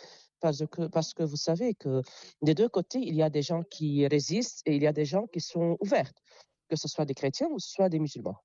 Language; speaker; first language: French; non-native, local second language; Arabic